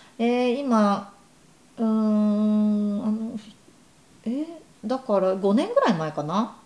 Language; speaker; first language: Japanese; native; Japanese